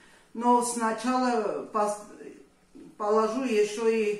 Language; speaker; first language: Russian; non-native, fluent; Armenian